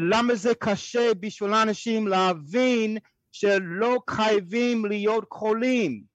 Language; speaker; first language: Hebrew; non-native, fluent; English